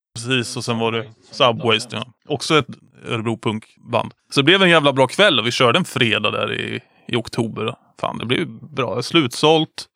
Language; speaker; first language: Swedish; native; Swedish